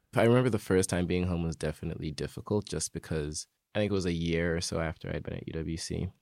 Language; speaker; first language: English; native; English